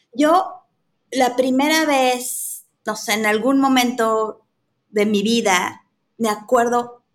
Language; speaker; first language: Spanish; native; Spanish